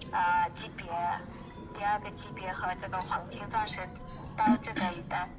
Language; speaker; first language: Chinese; non-native, fluent; Mongolian